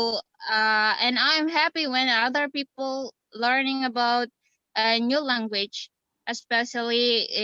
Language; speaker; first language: English; non-native, fluent; Indonesian